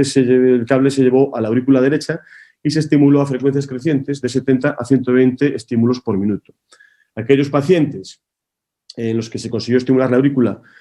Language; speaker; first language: Spanish; native; Spanish